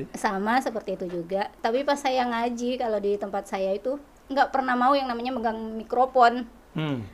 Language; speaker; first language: Indonesian; native; Indonesian